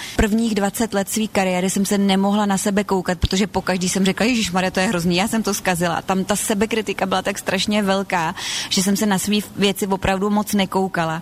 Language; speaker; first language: Czech; native; Czech